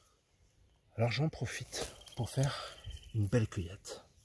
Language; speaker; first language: French; native; French